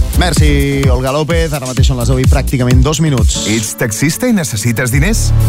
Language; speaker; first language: Catalan; native; Catalan